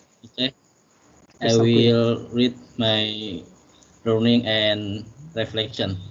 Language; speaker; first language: English; non-native, learner; Indonesian